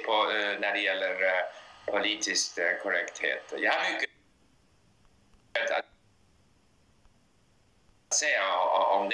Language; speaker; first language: Swedish; non-native, fluent; English